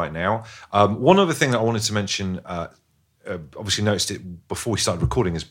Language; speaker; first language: English; native; English